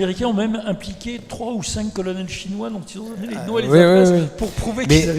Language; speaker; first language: French; native; French